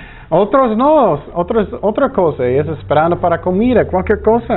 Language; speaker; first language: Spanish; non-native, fluent; English